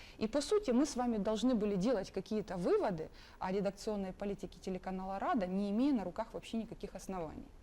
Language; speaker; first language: Russian; native; Russian